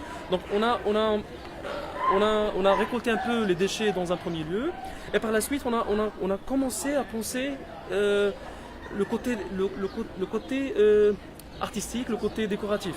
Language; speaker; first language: French; non-native, local second language; Arabic